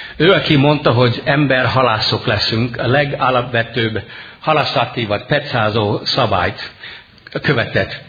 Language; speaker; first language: Hungarian; non-native, fluent; English